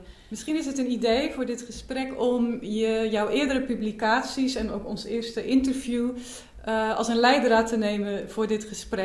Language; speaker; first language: Dutch; native; Dutch